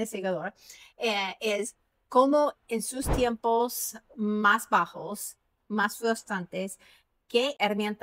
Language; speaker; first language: Spanish; non-native, fluent; English